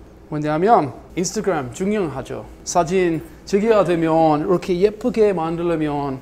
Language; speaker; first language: Korean; non-native, learner; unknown